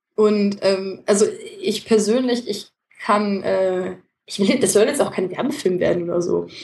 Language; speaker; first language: German; native; German